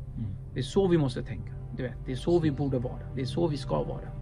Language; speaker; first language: Swedish; early bilingual, other home language; Kurdish